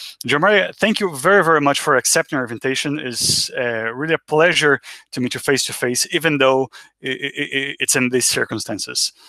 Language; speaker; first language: English; non-native, fluent; Portuguese